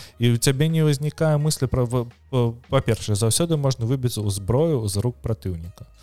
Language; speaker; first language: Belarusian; non-native, local second language; Russian